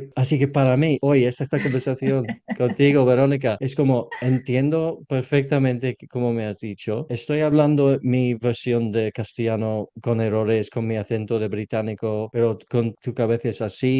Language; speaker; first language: Spanish; non-native, learner; English